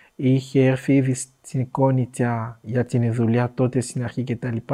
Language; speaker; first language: Greek; non-native, fluent; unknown